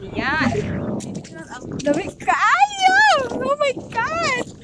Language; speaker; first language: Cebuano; non-native, local second language; Filipino